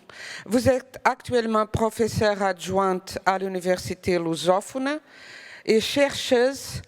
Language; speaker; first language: French; non-native, fluent; Portuguese